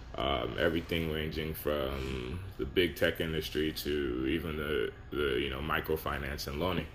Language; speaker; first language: English; non-native, local second language; Yoruba